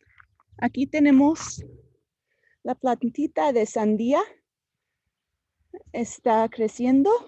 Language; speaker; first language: Spanish; non-native, fluent; English